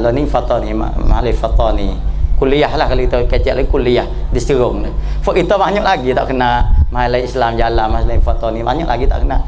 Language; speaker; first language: Malay; native; Malay